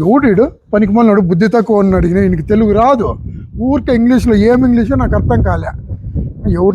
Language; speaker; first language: Telugu; native; Telugu